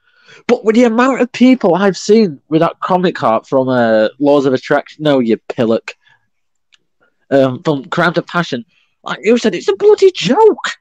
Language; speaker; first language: English; native; English